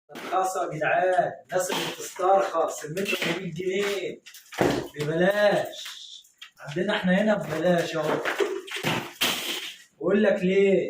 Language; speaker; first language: Arabic; native; Arabic